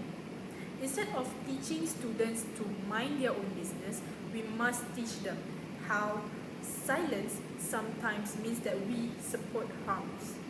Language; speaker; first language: English; non-native, local second language; Malay